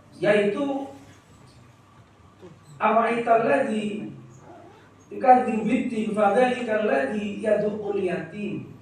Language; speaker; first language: Indonesian; native; Indonesian